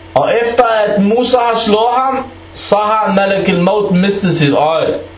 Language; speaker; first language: Danish; early bilingual, other home language; Arabic